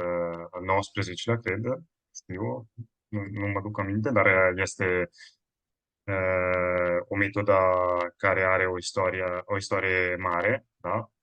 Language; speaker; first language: Romanian; non-native, fluent; Italian